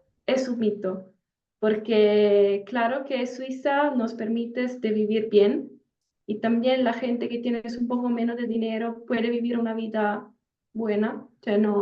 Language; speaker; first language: Spanish; non-native, fluent; Italian